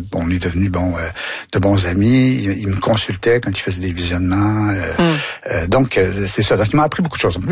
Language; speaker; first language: French; native; French